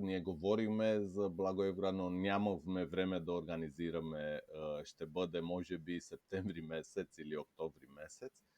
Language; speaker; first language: Bulgarian; non-native, fluent; Romanian